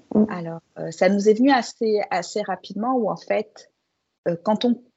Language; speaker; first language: French; native; French